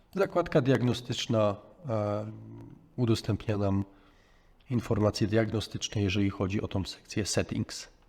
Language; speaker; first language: Polish; native; Polish